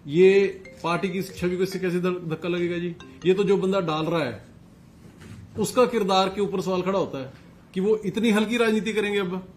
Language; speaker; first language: Hindi; non-native, local second language; Punjabi